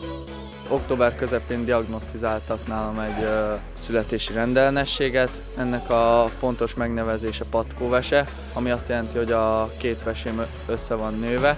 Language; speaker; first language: Hungarian; native; Hungarian